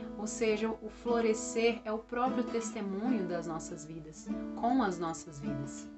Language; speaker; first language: Portuguese; native; Portuguese